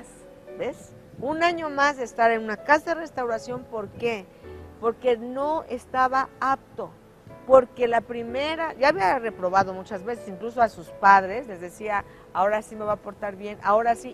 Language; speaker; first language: Spanish; native; Spanish